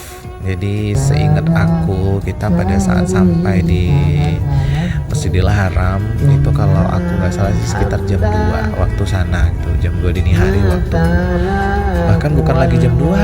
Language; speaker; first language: Indonesian; native; Indonesian